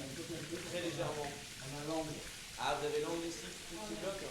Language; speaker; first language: French; native; French